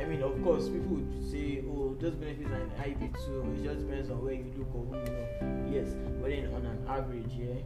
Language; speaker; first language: English; non-native, local second language; Yoruba